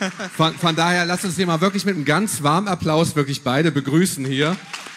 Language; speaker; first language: German; native; German